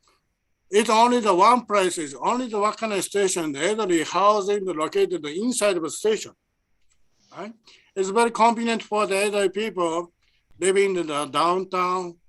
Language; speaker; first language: English; non-native, learner; Japanese